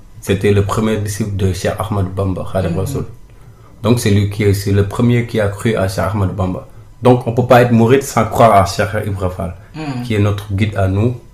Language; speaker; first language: French; non-native, local second language; Wolof